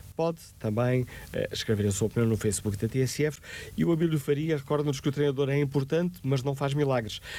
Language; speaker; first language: Portuguese; native; Portuguese